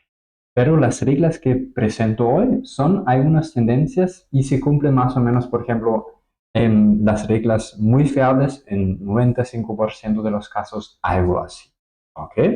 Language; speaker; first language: Spanish; non-native, fluent; German